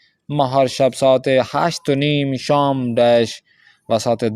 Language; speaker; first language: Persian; non-native, fluent; Urdu